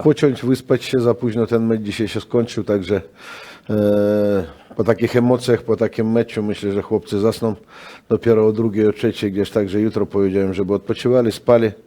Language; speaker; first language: Polish; non-native, fluent; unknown